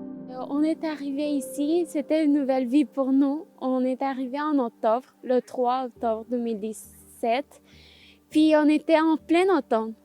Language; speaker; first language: French; non-native, learner; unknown